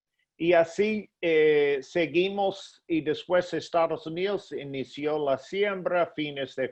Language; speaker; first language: Spanish; non-native, fluent; English